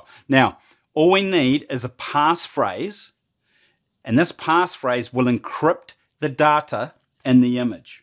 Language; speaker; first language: English; native; English